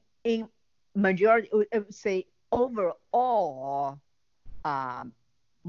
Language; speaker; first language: English; non-native, learner; Chinese